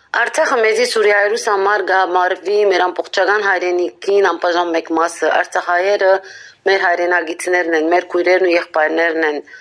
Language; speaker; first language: Armenian; native; Armenian